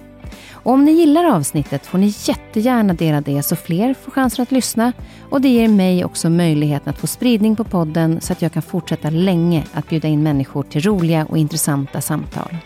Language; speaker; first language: Swedish; native; Swedish